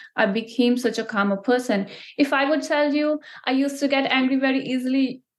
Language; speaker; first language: English; non-native, local second language; Punjabi